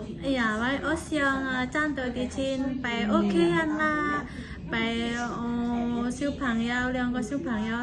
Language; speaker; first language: Cantonese; non-native, learner; Indonesian